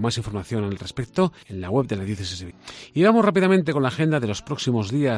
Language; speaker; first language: Spanish; native; Spanish